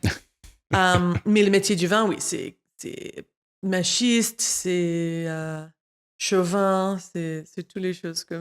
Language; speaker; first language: French; non-native, fluent; English